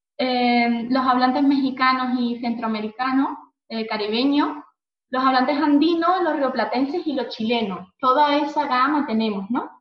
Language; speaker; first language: Spanish; native; Spanish